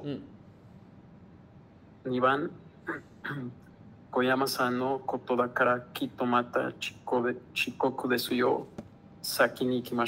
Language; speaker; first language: Japanese; non-native, learner; Spanish